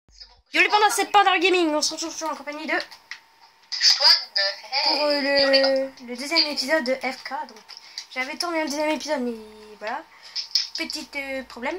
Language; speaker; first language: French; native; French